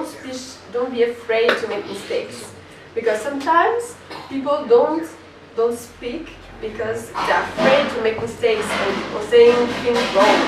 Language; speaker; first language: English; non-native, fluent; French